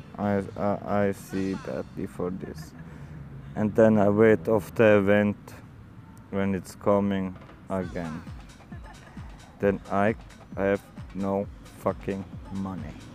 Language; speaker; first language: English; non-native, learner; German